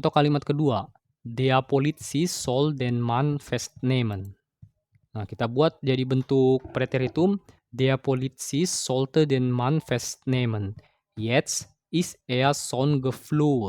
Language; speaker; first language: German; non-native, fluent; Indonesian